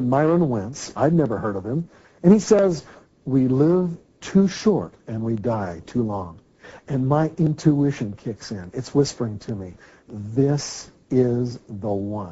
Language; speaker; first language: English; native; English